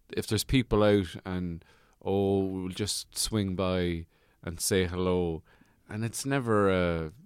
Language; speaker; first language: English; native; English